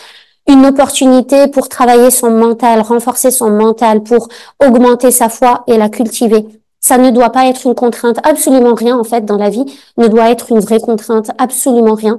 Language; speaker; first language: French; native; French